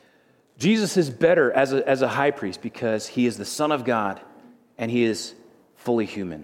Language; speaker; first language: English; native; English